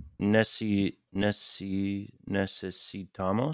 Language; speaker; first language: Spanish; non-native, learner; English